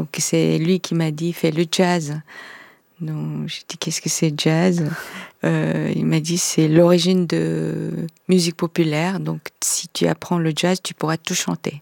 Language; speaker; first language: French; non-native, fluent; Korean